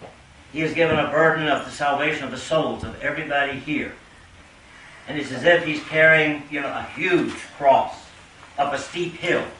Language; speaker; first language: English; native; English